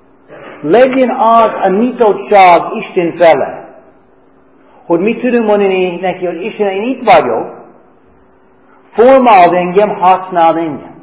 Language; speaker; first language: Hungarian; non-native, fluent; English